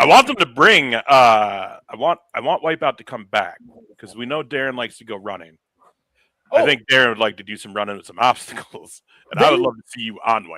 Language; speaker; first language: English; native; English